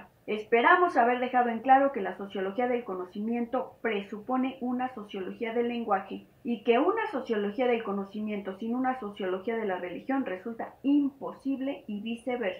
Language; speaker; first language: Spanish; native; Spanish